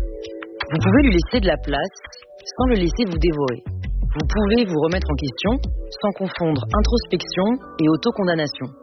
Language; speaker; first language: French; native; French